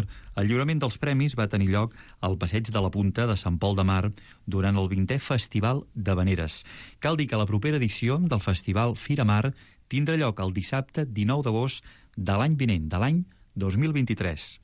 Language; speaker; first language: Catalan; native; Catalan